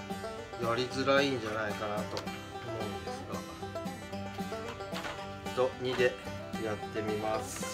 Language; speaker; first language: Japanese; native; Japanese